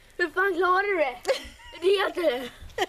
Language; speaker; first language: Swedish; native; Swedish